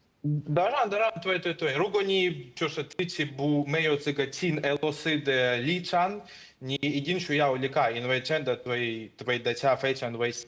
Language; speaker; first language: Chinese; non-native, fluent; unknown